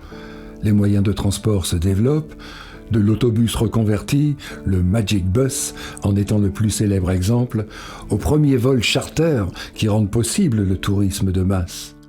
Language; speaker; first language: French; native; French